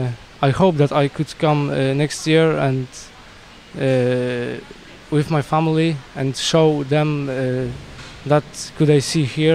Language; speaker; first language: English; non-native, learner; Polish